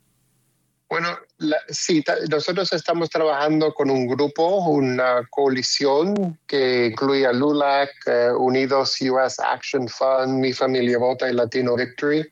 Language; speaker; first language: Spanish; early bilingual, heritage; Spanish